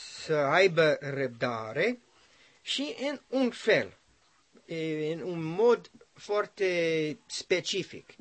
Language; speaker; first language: Romanian; non-native, learner; English